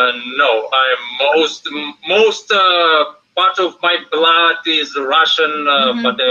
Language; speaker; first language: English; non-native, fluent; Russian